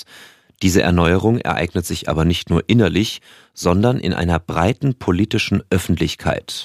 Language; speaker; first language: German; native; German